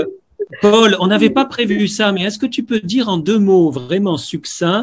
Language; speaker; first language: French; native; French